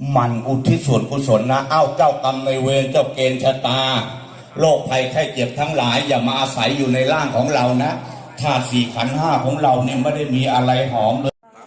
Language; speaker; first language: Thai; native; Thai